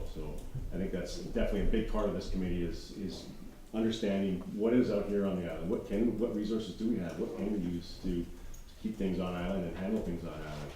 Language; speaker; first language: English; native; English